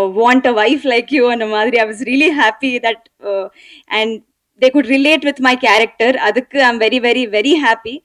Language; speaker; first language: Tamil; non-native, learner; Telugu